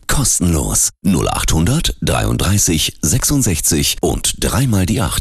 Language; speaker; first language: German; native; German